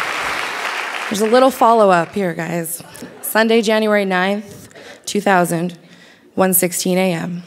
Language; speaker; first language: English; native; English